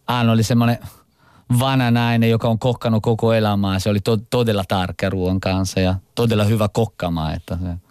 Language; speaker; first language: Finnish; non-native, local second language; Italian